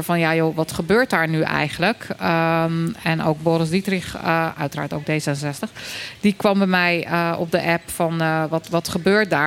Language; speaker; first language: Dutch; native; Dutch